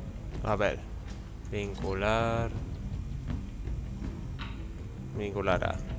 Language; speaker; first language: Spanish; native; Spanish